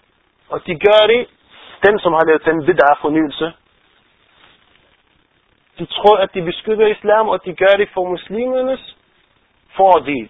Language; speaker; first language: Danish; non-native, fluent; Arabic